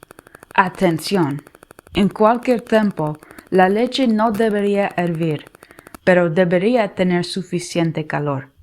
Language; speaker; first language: Spanish; non-native, learner; English